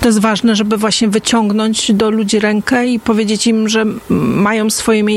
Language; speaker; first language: Polish; native; Polish